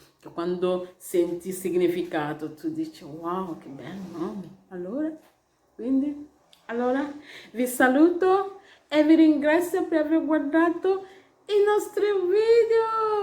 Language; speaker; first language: Italian; non-native, learner; Igbo